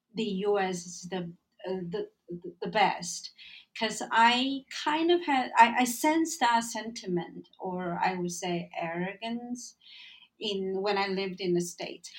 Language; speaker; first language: English; non-native, fluent; Chinese